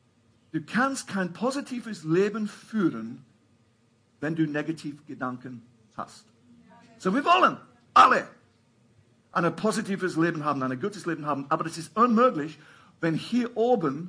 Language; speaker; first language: German; non-native, fluent; English